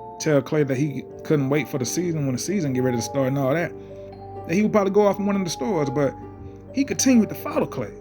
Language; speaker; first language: English; native; English